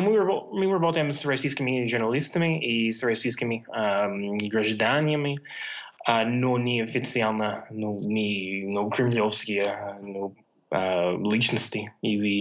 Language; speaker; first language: Russian; non-native, fluent; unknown